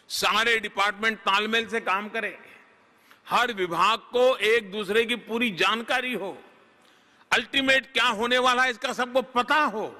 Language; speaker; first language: Hindi; non-native, local second language; Gujarati